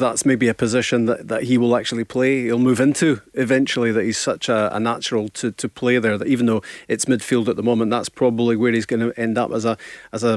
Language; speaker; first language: English; native; English